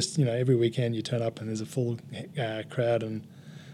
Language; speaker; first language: English; native; English